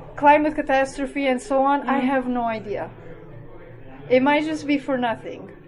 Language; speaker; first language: English; non-native, fluent; Romanian